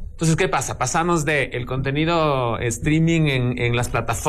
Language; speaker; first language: Spanish; native; Spanish